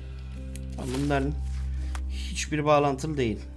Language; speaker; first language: Turkish; native; Turkish